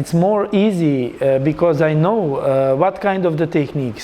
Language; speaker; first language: English; non-native, learner; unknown